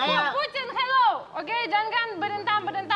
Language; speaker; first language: Indonesian; non-native, learner; Russian